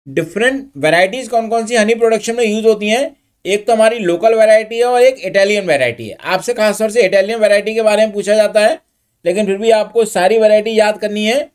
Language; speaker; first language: Hindi; native; Hindi